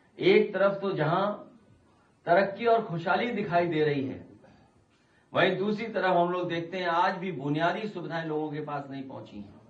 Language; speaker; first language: Hindi; native; Hindi